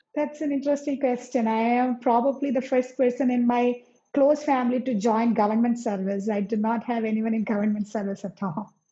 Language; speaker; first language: English; non-native, local second language; Malayalam